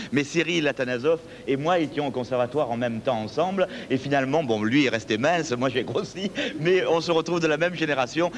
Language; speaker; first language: French; native; French